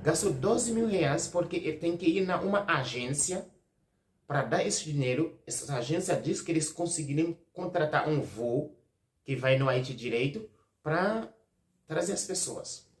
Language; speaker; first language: Portuguese; non-native, learner; Haitian Creole